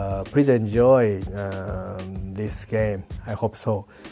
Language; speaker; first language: English; non-native, learner; Japanese